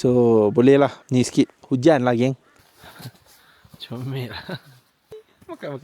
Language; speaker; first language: Malay; native; Malay